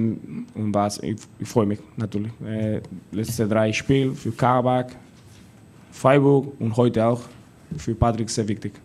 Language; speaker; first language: German; non-native, learner; Spanish